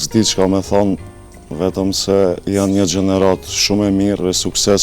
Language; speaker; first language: Albanian; native; Albanian